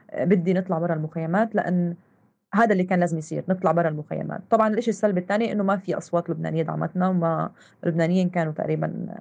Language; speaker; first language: Arabic; native; Arabic